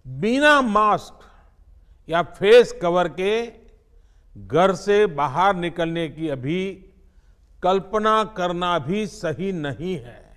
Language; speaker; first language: Hindi; non-native, local second language; Gujarati